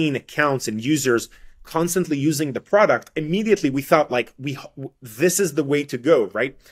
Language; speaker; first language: English; non-native, fluent; Hebrew